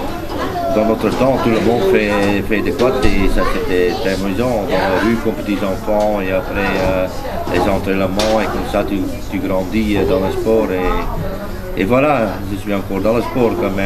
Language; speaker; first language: French; non-native, learner; Dutch